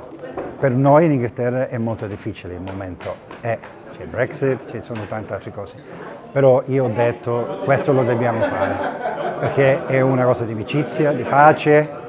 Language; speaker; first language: Italian; early bilingual, heritage; Italian